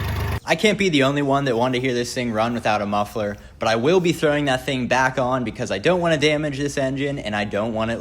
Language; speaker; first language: English; native; English